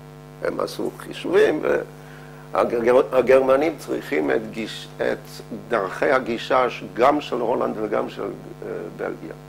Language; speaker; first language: Hebrew; non-native, fluent; Dutch